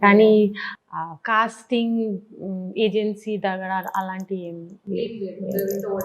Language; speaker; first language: Telugu; non-native, learner; Bangla